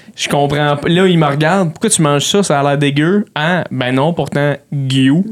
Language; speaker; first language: French; native; French